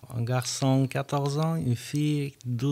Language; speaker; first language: French; non-native, learner; Armenian